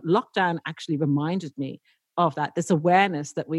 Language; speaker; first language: English; native; English